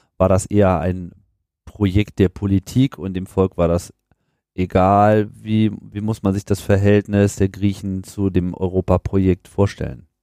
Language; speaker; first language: German; native; German